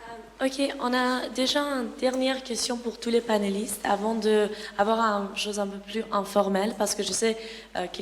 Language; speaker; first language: French; non-native, learner; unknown